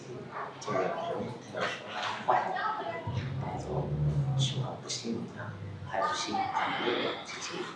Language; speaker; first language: Chinese; non-native, learner; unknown